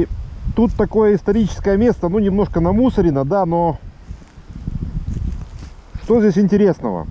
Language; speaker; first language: Russian; native; Russian